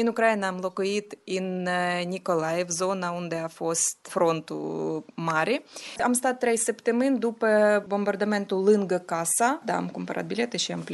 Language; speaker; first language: Romanian; non-native, learner; Ukrainian